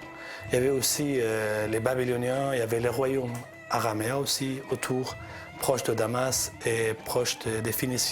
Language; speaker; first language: French; non-native, fluent; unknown